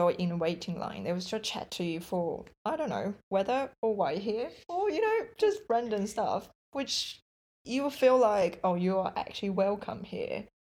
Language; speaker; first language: English; non-native, fluent; Chinese